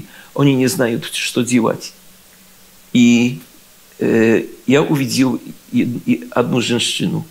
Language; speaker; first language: Russian; non-native, learner; Polish